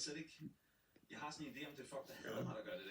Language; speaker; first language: Danish; native; Danish